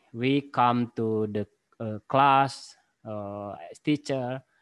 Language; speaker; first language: English; non-native, learner; Indonesian